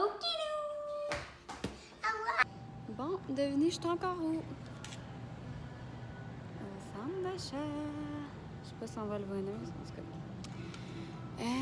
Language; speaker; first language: French; native; French